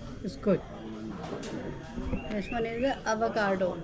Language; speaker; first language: English; non-native, local second language; Hindi